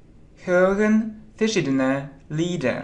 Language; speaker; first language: German; non-native, learner; Russian